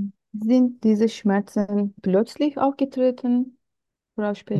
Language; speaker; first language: German; non-native, learner; Turkish